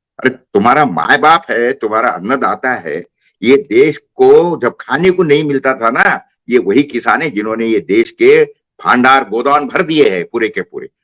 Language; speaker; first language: Hindi; non-native, local second language; Marathi